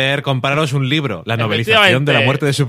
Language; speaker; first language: Spanish; native; Spanish